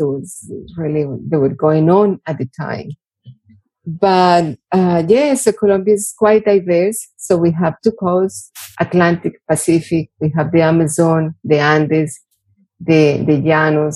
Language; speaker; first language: English; non-native, fluent; Spanish